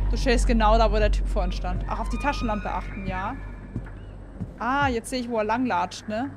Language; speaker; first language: German; native; German